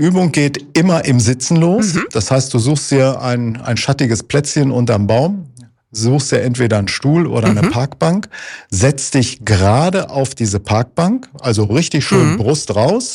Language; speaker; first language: German; native; German